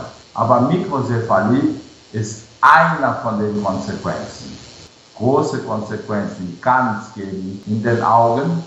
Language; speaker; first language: German; non-native, fluent; Portuguese